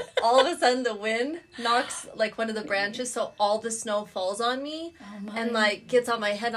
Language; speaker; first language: English; native; English